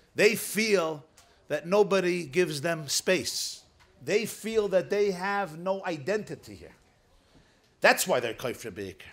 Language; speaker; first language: English; native; English